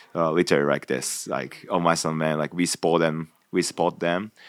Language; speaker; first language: English; non-native, fluent; Japanese